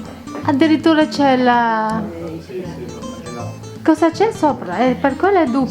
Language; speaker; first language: Italian; non-native, learner; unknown